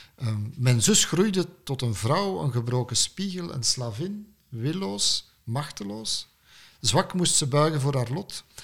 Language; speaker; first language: Dutch; native; Dutch